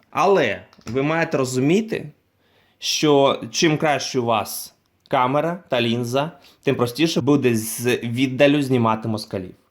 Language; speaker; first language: Ukrainian; non-native, local second language; Russian